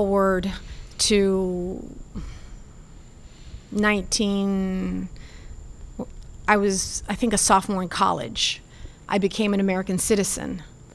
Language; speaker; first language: English; early bilingual, other home language; Spanish